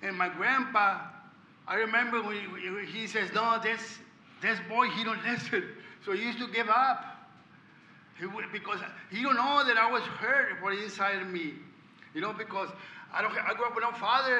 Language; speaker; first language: English; non-native, learner; Spanish